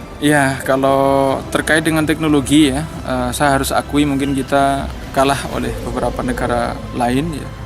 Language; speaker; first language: Indonesian; non-native, local second language; Javanese